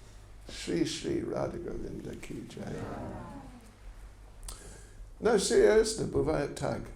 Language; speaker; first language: Russian; non-native, learner; English